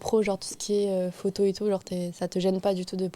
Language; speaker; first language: French; native; French